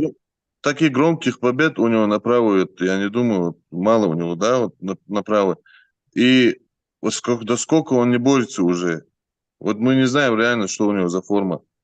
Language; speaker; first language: Russian; native; Russian